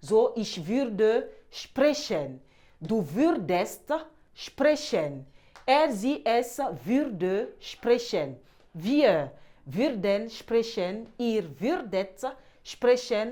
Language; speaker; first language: German; non-native, fluent; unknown